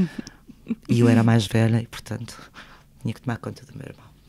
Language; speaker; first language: Portuguese; early bilingual, other home language; Spanish